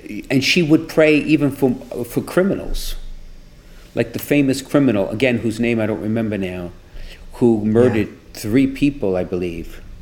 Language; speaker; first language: English; native; English